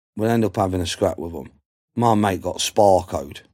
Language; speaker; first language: English; native; English